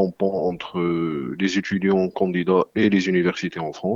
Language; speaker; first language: French; non-native, local second language; Arabic